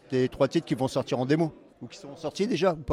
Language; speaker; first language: French; native; French